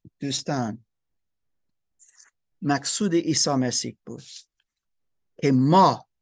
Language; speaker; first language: Persian; non-native, learner; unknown